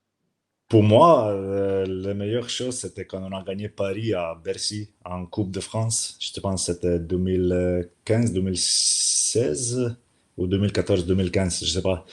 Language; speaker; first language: French; non-native, learner; Slovenian